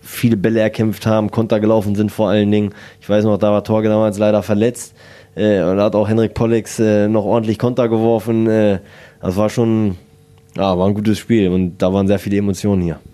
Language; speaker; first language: German; native; German